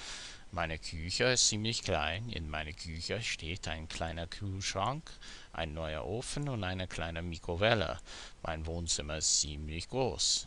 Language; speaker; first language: German; non-native, fluent; English